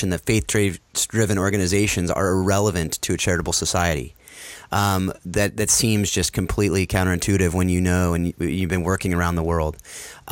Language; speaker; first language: English; native; English